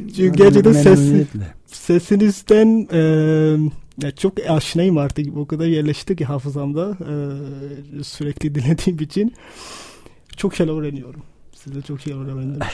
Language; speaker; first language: Turkish; non-native, fluent; Urdu